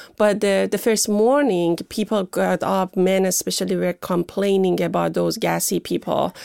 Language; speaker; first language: English; non-native, fluent; Persian